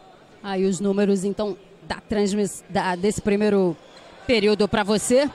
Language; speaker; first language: Portuguese; native; Portuguese